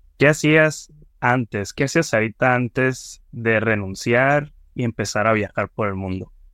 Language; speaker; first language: Spanish; native; Spanish